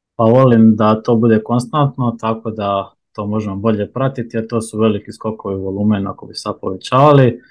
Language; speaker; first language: Croatian; native; Croatian